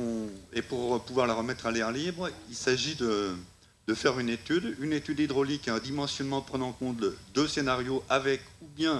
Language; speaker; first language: French; native; French